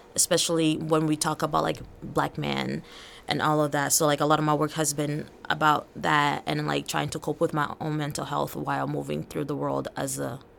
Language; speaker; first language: English; early bilingual, other home language; Portuguese